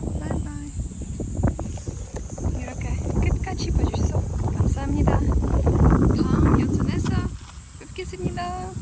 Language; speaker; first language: Korean; non-native, fluent; Ukrainian